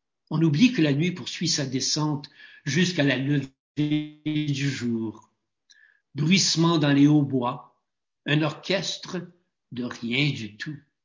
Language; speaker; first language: French; native; French